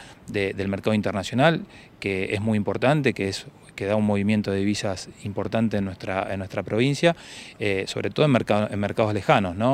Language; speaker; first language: Spanish; native; Spanish